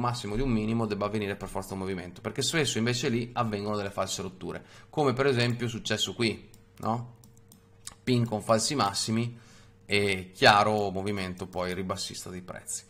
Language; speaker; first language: Italian; native; Italian